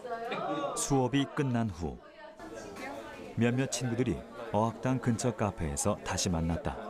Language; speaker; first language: Korean; native; Korean